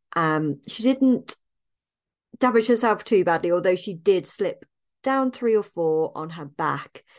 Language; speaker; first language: English; native; English